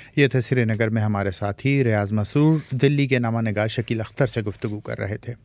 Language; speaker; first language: Urdu; native; Urdu